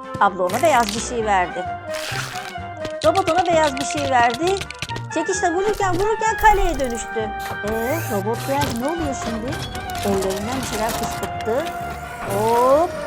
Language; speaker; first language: Turkish; native; Turkish